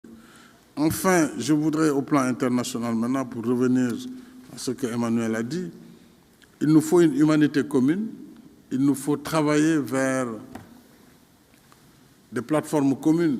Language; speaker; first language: French; non-native, local second language; Fula